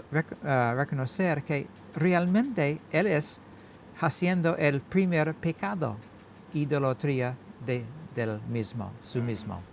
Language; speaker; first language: Spanish; non-native, learner; English